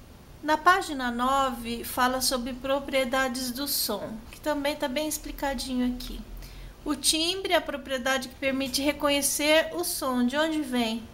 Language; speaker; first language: Portuguese; native; Portuguese